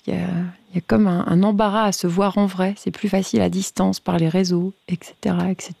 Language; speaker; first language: French; native; French